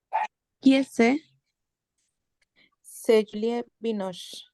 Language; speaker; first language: French; non-native, learner; Spanish